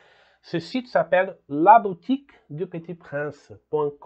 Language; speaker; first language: French; non-native, learner; Portuguese